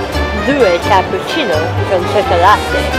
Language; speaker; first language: Italian; non-native, learner; English